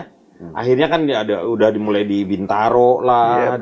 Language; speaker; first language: Indonesian; native; Indonesian